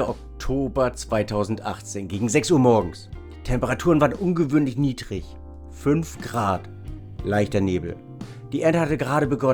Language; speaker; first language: German; native; German